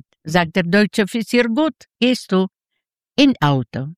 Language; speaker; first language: German; non-native, fluent; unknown